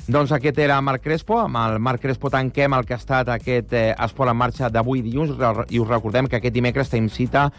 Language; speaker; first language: Catalan; native; Catalan